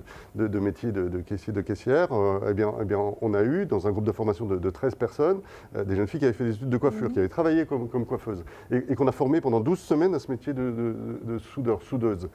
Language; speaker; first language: French; native; French